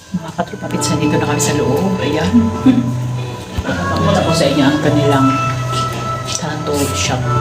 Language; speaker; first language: Filipino; native; Filipino